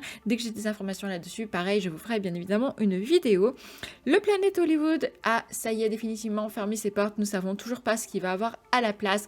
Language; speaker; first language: French; native; French